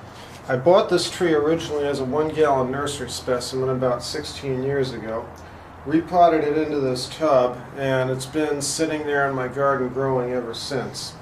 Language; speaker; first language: English; native; English